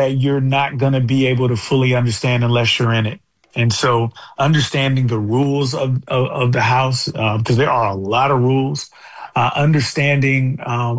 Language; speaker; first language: English; native; English